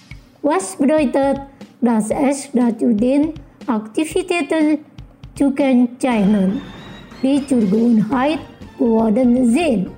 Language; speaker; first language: German; non-native, fluent; Indonesian